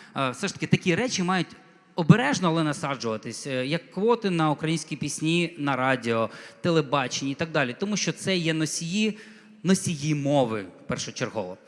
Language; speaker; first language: Ukrainian; non-native, local second language; Russian